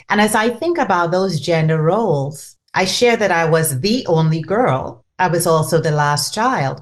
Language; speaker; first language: English; non-native, local second language; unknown